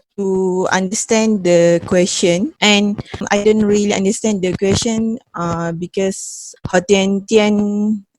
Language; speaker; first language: English; non-native, fluent; Malay